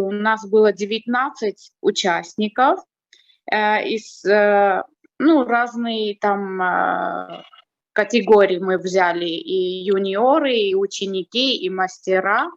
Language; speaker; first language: Russian; non-native, fluent; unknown